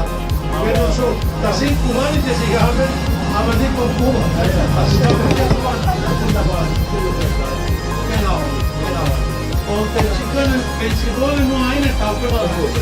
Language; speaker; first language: German; non-native, fluent; Spanish